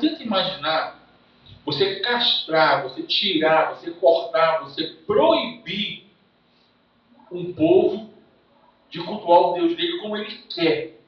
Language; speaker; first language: Portuguese; native; Portuguese